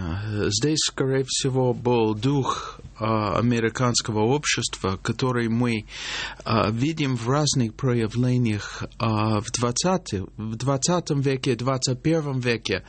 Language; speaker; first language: Russian; non-native, fluent; English